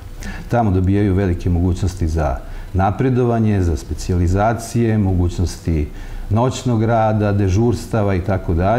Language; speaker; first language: Serbian; native; Serbian